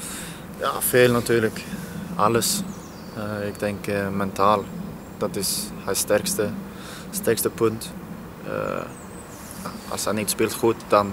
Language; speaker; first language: Dutch; non-native, learner; Swedish